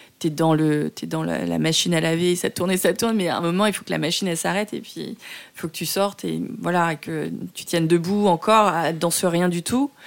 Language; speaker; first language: French; early bilingual, other home language; Vietnamese